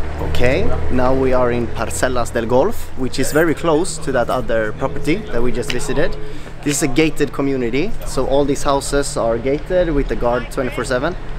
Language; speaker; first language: English; non-native, fluent; Swedish